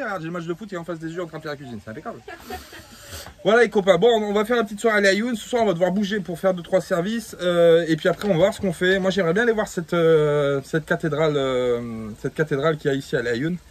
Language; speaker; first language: French; native; French